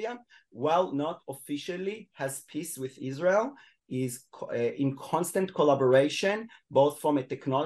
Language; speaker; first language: English; non-native, fluent; Hebrew